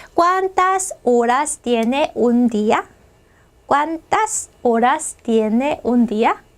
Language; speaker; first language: Spanish; non-native, fluent; Korean